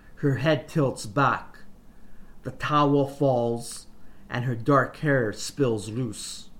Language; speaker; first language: English; early bilingual, other home language; Italian